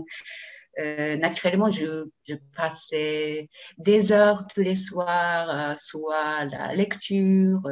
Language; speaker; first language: French; non-native, learner; Japanese